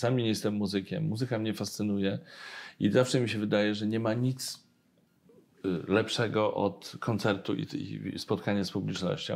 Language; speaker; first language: Polish; native; Polish